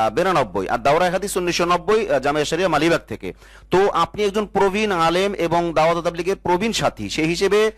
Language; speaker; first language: Bangla; native; Bangla